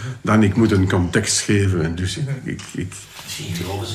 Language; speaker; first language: Dutch; non-native, local second language; French